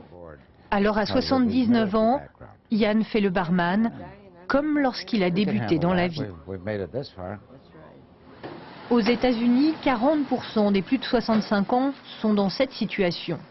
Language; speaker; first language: French; native; French